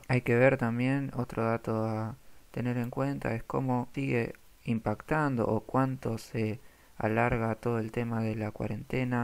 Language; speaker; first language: Spanish; native; Spanish